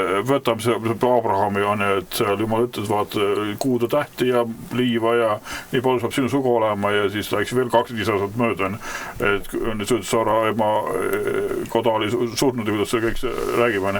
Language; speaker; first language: Estonian; native; Estonian